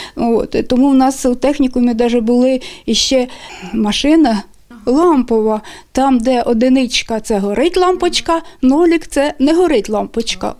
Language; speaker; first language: Ukrainian; native; Ukrainian